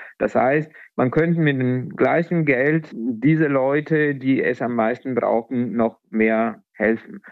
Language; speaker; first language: German; non-native, fluent; Italian